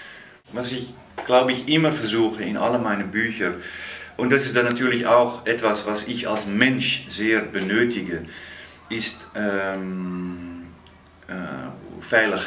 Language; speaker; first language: German; non-native, fluent; Dutch